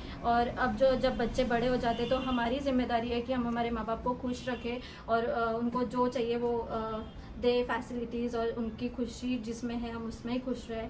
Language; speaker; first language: Hindi; native; Hindi